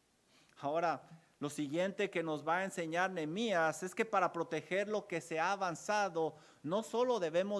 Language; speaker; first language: Spanish; native; Spanish